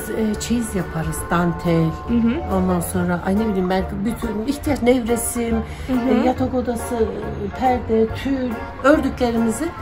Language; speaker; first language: Turkish; native; Turkish